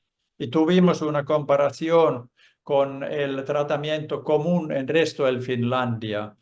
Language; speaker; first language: Spanish; non-native, fluent; Finnish